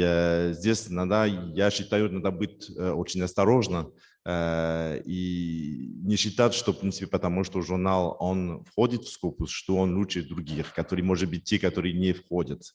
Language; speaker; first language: Russian; non-native, fluent; French